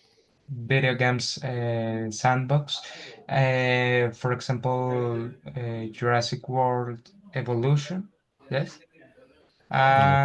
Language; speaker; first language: English; non-native, learner; Spanish